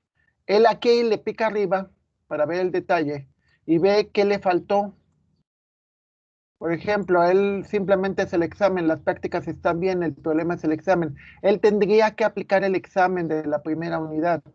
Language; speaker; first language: Spanish; native; Spanish